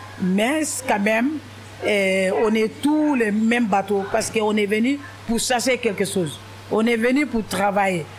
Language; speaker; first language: French; non-native, local second language; Wolof